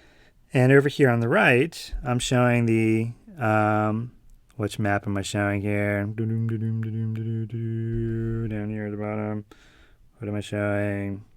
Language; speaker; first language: English; native; English